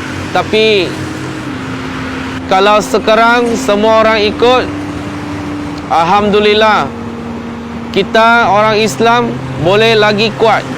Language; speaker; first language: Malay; non-native, local second language; Chinese